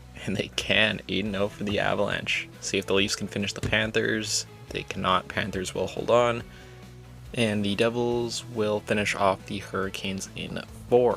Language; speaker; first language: English; native; English